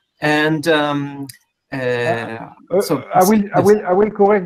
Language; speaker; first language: English; non-native, fluent; Portuguese